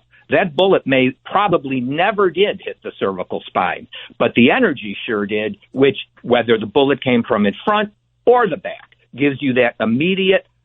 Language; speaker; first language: English; native; English